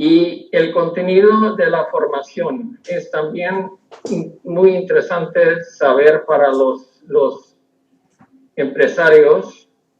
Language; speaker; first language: Spanish; non-native, fluent; Swedish